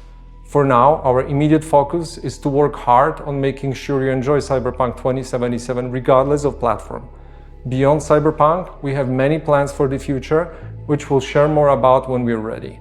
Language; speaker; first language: English; non-native, fluent; Polish